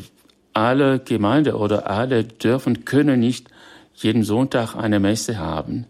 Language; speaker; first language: German; non-native, fluent; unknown